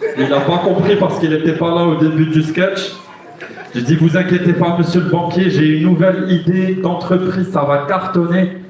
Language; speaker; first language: French; non-native, local second language; Arabic